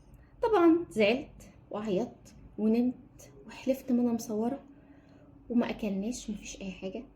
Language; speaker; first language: Arabic; native; Arabic